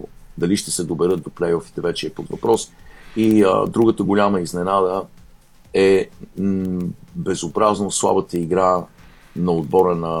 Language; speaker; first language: Bulgarian; native; Bulgarian